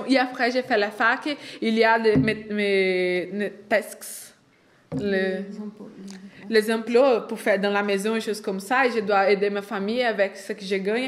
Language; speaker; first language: French; non-native, fluent; Portuguese